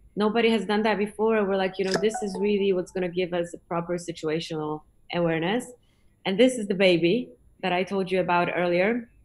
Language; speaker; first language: English; non-native, fluent; Polish